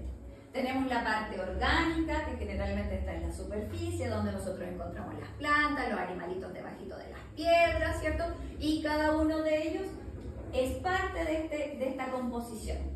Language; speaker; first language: Spanish; native; Spanish